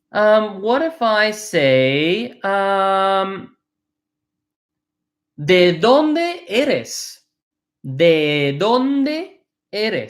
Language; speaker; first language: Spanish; non-native, fluent; English